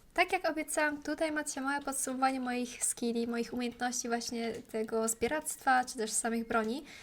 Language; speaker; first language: Polish; native; Polish